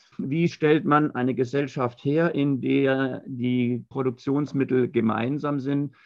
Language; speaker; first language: German; native; German